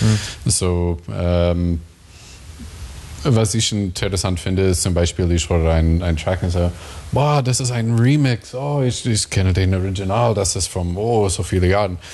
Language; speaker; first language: German; non-native, fluent; English